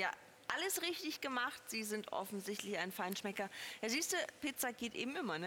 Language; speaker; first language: German; native; German